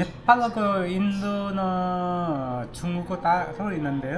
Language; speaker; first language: Korean; non-native, learner; Nepali